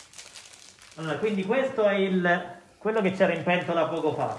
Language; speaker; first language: Italian; native; Italian